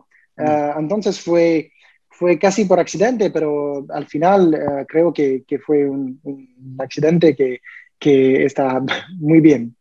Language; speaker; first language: Spanish; non-native, learner; French